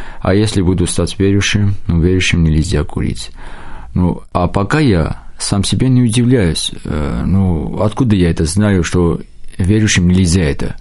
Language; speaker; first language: Russian; non-native, local second language; Armenian